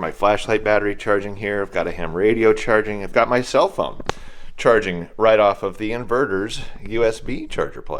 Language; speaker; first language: English; native; English